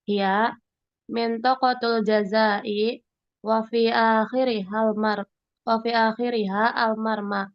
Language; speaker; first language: Arabic; non-native, learner; Indonesian